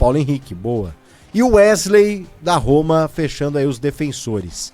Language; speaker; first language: Portuguese; native; Portuguese